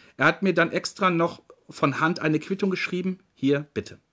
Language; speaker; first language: German; native; German